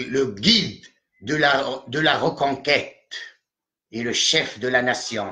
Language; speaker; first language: French; non-native, local second language; Arabic